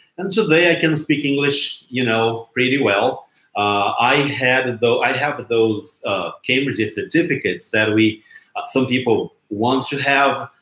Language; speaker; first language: English; non-native, fluent; Portuguese